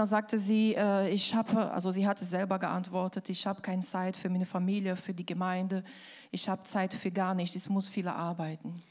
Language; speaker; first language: German; non-native, fluent; Portuguese